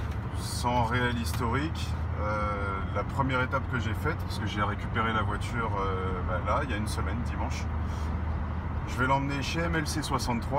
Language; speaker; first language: French; native; French